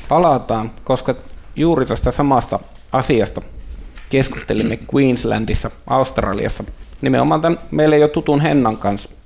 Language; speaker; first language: Finnish; native; Finnish